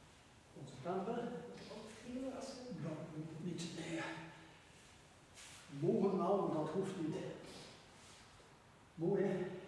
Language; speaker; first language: Dutch; native; Dutch